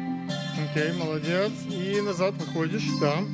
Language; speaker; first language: Russian; native; Russian